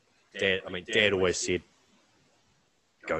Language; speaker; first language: English; native; English